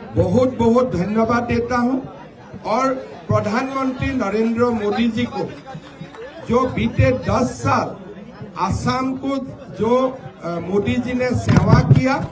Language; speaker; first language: Hindi; non-native, local second language; Assamese